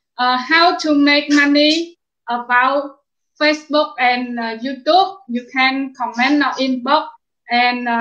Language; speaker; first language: English; non-native, fluent; Khmer